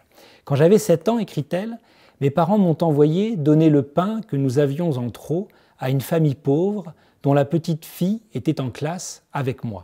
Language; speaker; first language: French; native; French